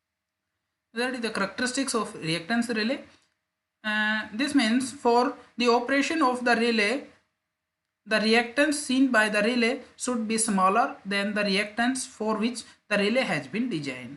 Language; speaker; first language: English; non-native, local second language; Hindi